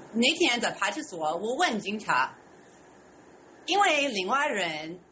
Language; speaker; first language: Chinese; non-native, learner; English